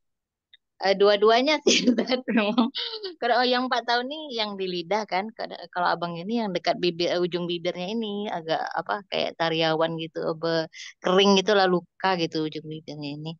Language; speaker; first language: Malay; native; Malay